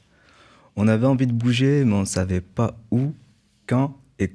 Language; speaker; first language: French; native; French